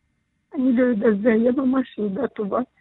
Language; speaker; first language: Hebrew; non-native, learner; Russian